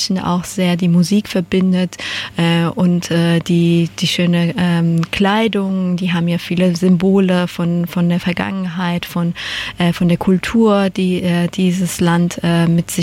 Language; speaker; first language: German; non-native, fluent; Persian